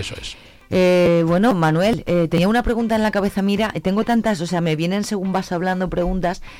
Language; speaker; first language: Spanish; native; Spanish